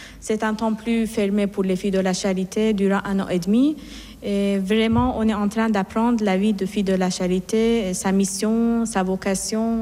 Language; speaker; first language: French; non-native, fluent; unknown